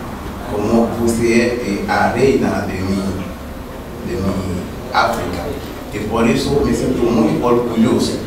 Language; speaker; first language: Portuguese; non-native, learner; Haitian Creole